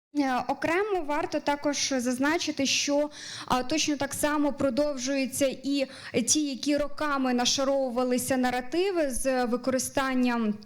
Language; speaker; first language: Ukrainian; native; Ukrainian